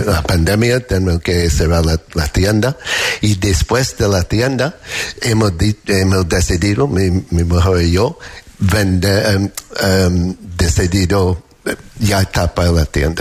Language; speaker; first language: Spanish; non-native, fluent; English